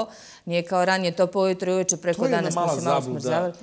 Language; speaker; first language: Serbian; native; Serbian